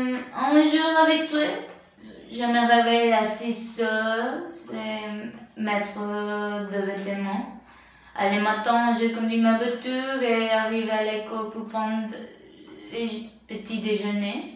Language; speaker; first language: French; non-native, learner; Spanish